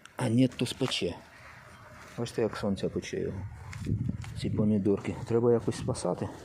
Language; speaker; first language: Ukrainian; non-native, fluent; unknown